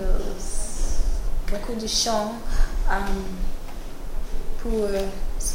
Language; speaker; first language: French; non-native, learner; English